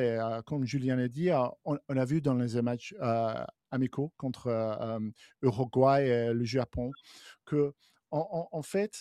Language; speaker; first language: French; non-native, fluent; English